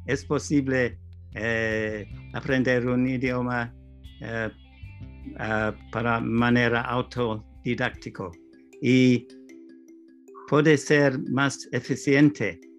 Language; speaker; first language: Spanish; non-native, learner; English